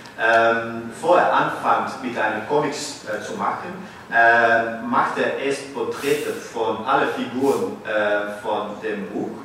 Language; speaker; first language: German; non-native, fluent; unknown